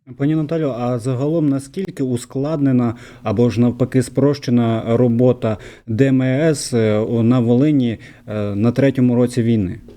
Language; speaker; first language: Ukrainian; native; Ukrainian